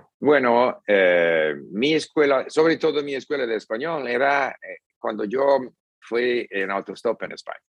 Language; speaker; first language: Spanish; non-native, fluent; English